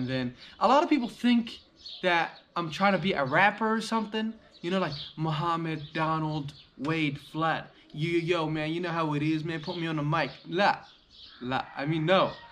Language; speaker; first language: English; early bilingual, heritage; English